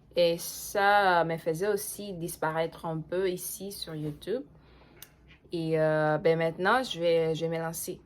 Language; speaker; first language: French; non-native, fluent; Portuguese